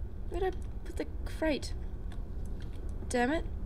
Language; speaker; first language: English; native; English